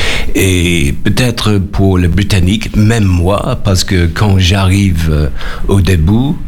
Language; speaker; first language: French; non-native, learner; English